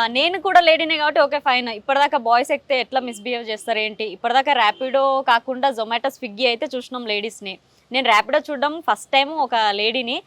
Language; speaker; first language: Telugu; native; Telugu